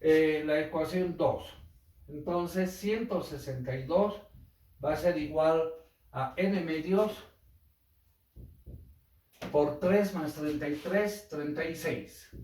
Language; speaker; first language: Spanish; native; Spanish